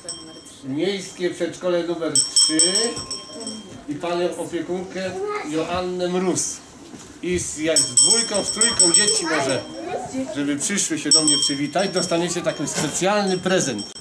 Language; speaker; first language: Polish; native; Polish